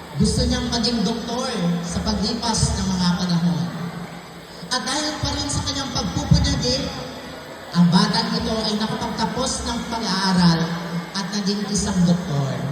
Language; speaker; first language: Filipino; non-native, local second language; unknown